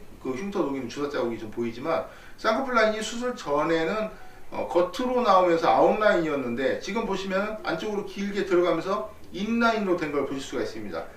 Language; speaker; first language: Korean; native; Korean